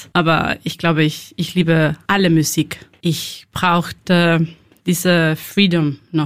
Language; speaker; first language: German; non-native, learner; Spanish